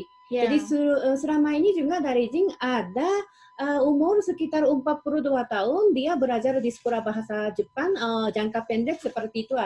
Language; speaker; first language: Indonesian; non-native, fluent; Japanese